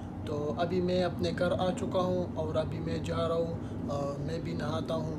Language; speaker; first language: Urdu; non-native, local second language; Pashto